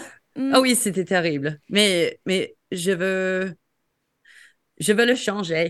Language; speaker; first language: French; non-native, fluent; English